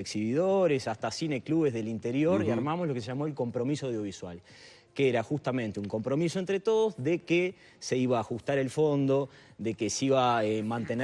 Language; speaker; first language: Spanish; native; Spanish